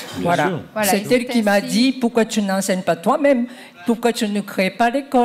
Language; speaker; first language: French; non-native, fluent; Japanese